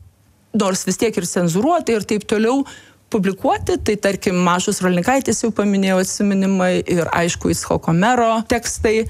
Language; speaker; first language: Lithuanian; native; Lithuanian